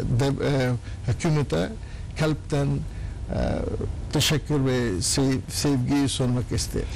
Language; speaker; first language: Turkish; non-native, learner; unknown